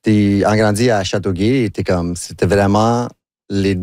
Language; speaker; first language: French; non-native, local second language; English